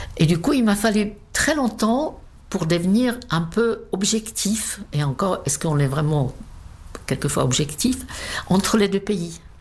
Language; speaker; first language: French; non-native, fluent; Czech